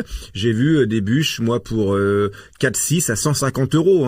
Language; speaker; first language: French; native; French